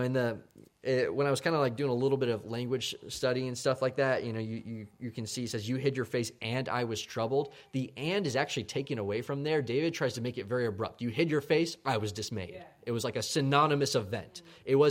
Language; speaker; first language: English; native; English